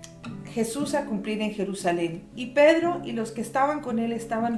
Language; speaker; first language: Spanish; native; Spanish